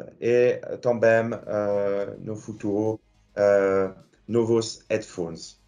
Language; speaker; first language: Portuguese; non-native, fluent; French